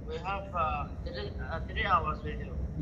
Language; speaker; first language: English; non-native, learner; Arabic